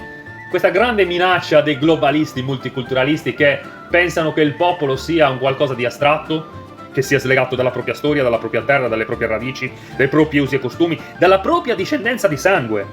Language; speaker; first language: Italian; native; Italian